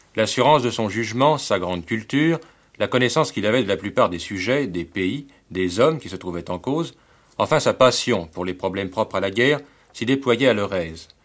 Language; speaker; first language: French; native; French